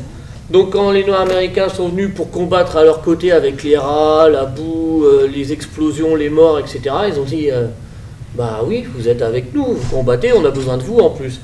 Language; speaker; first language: French; native; French